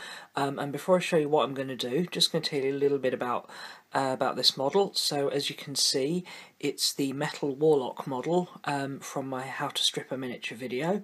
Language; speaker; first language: English; native; English